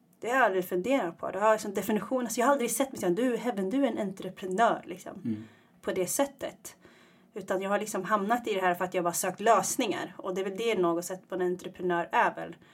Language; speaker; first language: Swedish; early bilingual, other home language; Tigrinya